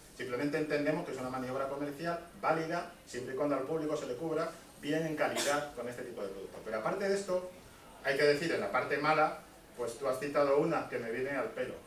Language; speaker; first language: Spanish; native; Spanish